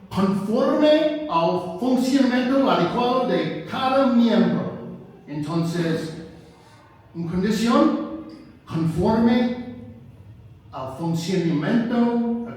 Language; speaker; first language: Spanish; non-native, fluent; English